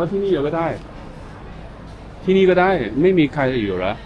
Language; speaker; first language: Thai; non-native, learner; Chinese